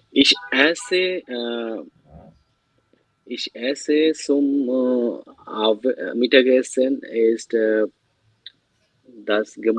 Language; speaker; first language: German; non-native, learner; Bangla